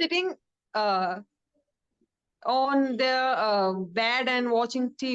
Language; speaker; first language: English; non-native, learner; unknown